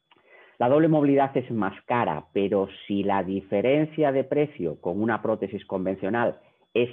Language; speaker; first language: Spanish; native; Spanish